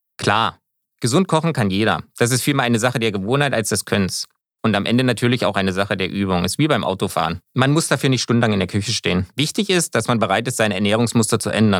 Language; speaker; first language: German; native; German